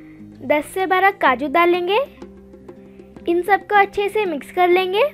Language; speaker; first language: Hindi; native; Hindi